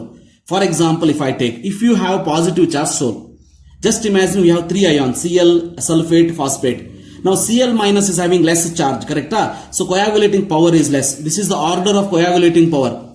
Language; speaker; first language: English; non-native, local second language; Kannada